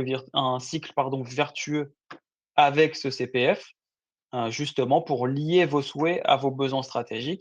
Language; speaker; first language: French; native; French